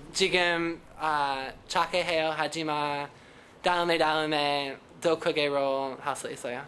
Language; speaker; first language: Korean; non-native, learner; English